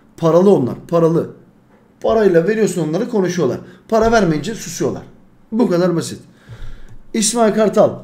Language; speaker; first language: Turkish; early bilingual, heritage; Turkish